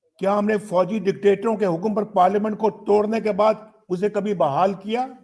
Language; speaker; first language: Urdu; non-native, local second language; Punjabi